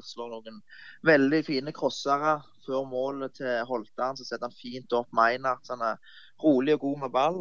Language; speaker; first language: Norwegian; native; Norwegian